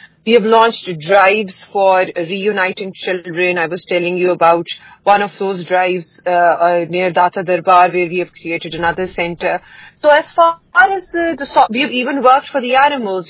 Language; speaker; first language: English; non-native, local second language; Urdu